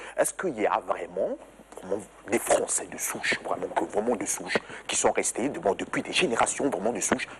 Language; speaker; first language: French; non-native, local second language; Lingala